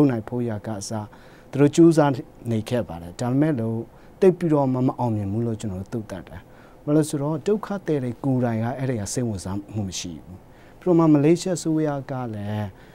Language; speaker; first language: Burmese; non-native, local second language; Hakha Chin